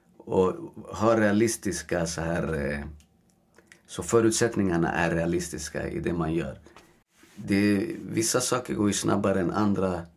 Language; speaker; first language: Swedish; early bilingual, other home language; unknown